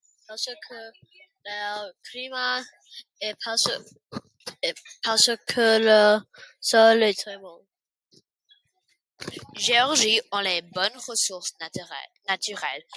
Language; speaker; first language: French; non-native, learner; English